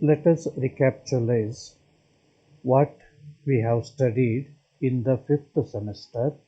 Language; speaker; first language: English; non-native, local second language; Kannada